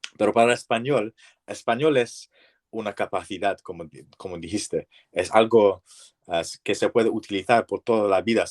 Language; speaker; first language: Spanish; non-native, learner; English